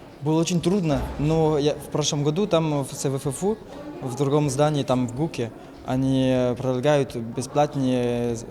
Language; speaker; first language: Russian; non-native, learner; French